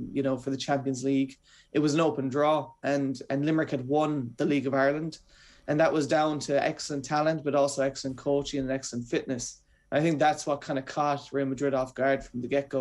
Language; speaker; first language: English; native; English